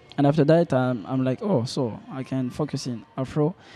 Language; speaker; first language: English; non-native, learner; French